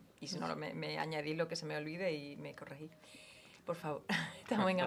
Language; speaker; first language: Spanish; native; Spanish